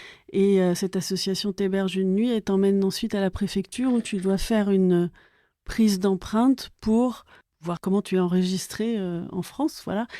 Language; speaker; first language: French; native; French